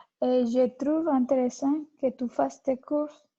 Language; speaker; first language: French; non-native, learner; Spanish